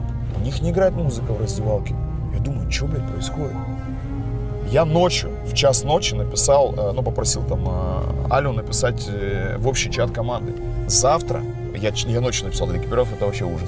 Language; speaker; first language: Russian; native; Russian